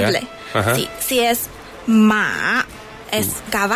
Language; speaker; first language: Spanish; non-native, learner; Chinese